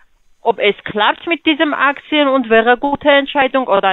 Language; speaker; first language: German; non-native, fluent; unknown